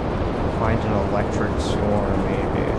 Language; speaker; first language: English; native; English